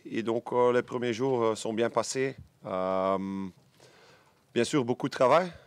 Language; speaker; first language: French; non-native, learner; Dutch